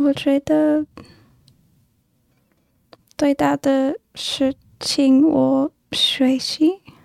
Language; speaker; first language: Chinese; non-native, learner; English